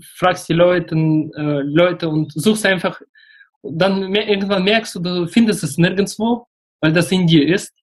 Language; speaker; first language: German; early bilingual, other home language; Russian